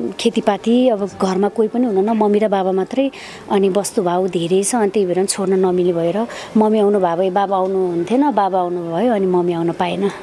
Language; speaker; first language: Nepali; non-native, local second language; Eastern Tamang